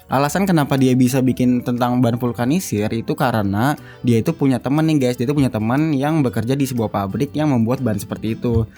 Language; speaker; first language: Indonesian; native; Indonesian